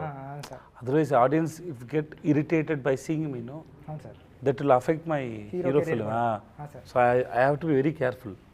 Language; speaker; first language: Telugu; non-native, local second language; Tamil